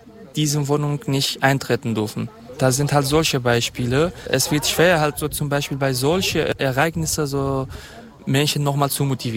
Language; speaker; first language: German; non-native, fluent; Kurdish